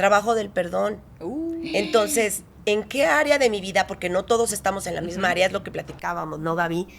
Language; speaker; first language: Spanish; native; Spanish